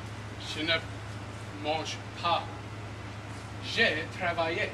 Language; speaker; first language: French; non-native, learner; English